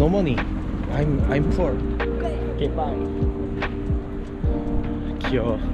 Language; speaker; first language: English; non-native, learner; Korean